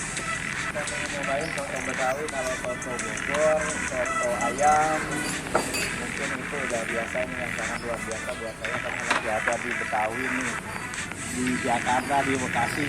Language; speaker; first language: Indonesian; non-native, local second language; Sundanese